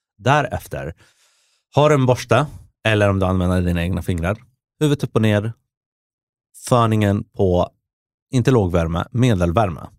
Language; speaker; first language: Swedish; early bilingual, other home language; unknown